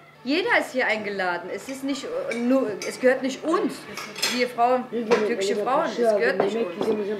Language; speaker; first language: German; non-native, fluent; Turkish